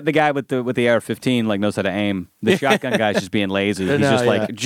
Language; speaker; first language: English; native; English